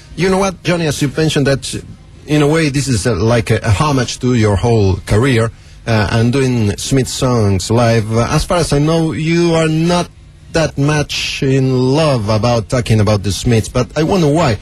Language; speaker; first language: English; non-native, fluent; Spanish